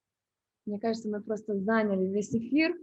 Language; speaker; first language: Russian; native; Russian